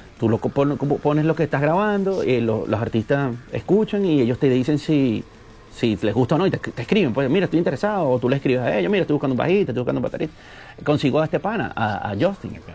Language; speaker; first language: Spanish; native; Spanish